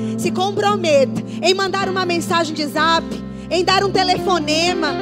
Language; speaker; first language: Portuguese; native; Portuguese